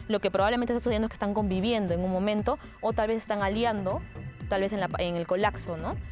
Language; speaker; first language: Spanish; native; Spanish